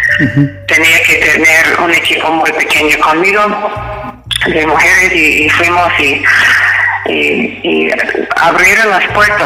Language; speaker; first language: Spanish; non-native, fluent; English